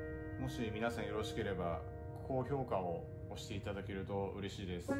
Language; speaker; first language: Japanese; native; Japanese